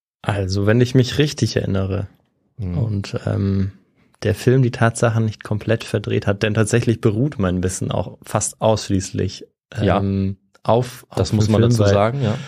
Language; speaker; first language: German; native; German